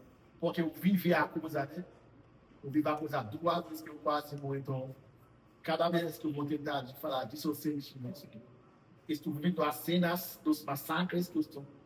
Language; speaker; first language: Portuguese; non-native, fluent; Haitian Creole